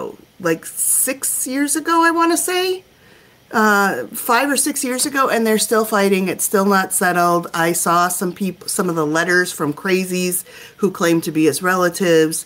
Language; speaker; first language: English; native; English